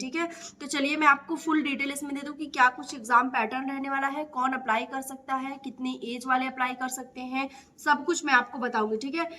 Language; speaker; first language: Hindi; native; Hindi